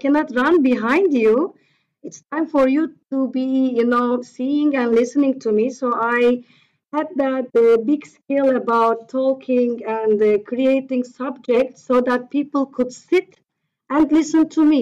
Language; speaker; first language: English; non-native, fluent; Turkish